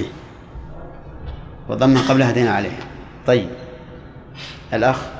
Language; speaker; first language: Arabic; native; Arabic